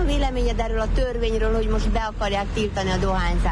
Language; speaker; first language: Hungarian; native; Hungarian